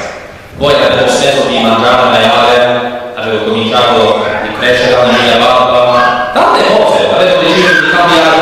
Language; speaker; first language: Italian; non-native, learner; English